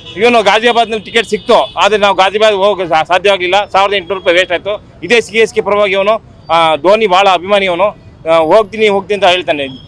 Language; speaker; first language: Kannada; native; Kannada